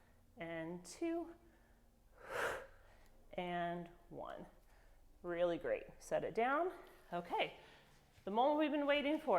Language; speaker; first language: English; native; English